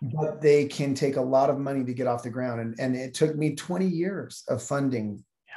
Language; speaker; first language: English; native; English